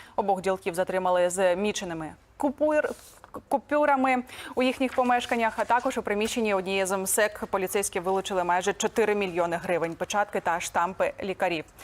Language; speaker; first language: Ukrainian; native; Ukrainian